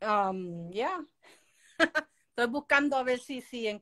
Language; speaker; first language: Spanish; early bilingual, heritage; Spanish